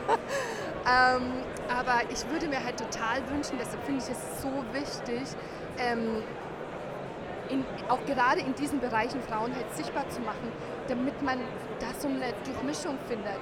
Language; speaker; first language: German; native; German